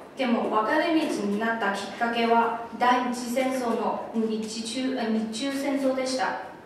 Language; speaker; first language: Japanese; non-native, fluent; Chinese